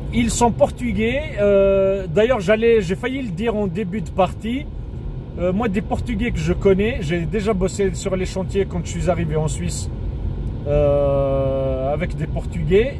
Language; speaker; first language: French; native; French